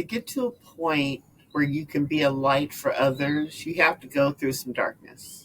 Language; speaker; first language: English; native; English